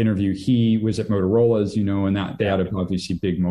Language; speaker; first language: English; native; English